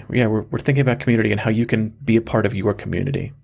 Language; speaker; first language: English; native; English